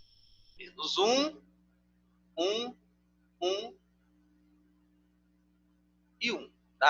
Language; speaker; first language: Portuguese; native; Portuguese